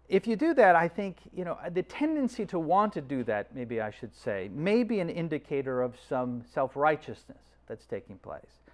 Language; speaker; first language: English; native; English